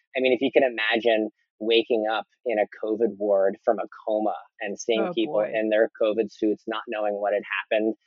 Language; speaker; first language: English; native; English